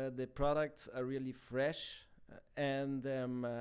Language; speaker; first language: English; non-native, fluent; German